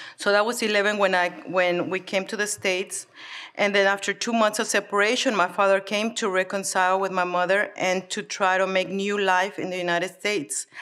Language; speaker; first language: English; early bilingual, other home language; Spanish